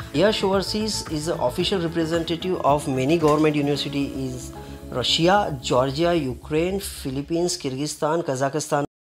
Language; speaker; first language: Hindi; non-native, local second language; Marathi